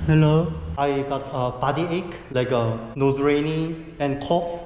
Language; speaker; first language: English; non-native, learner; Korean